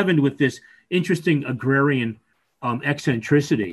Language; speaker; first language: English; native; English